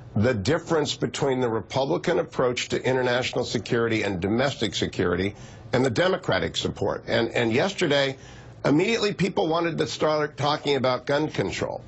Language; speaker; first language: English; native; English